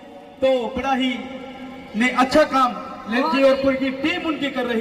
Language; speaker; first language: Hindi; native; Hindi